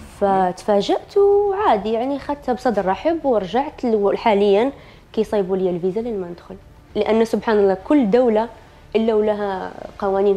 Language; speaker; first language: Arabic; native; Arabic